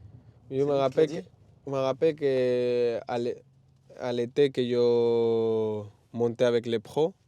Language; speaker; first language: French; non-native, learner; Spanish